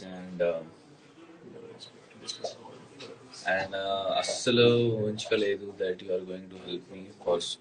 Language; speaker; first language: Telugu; non-native, learner; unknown